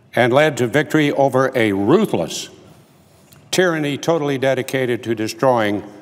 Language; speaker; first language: English; native; English